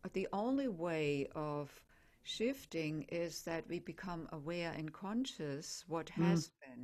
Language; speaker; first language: English; non-native, fluent; German